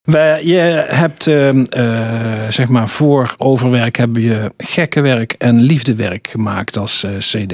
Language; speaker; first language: Dutch; native; Dutch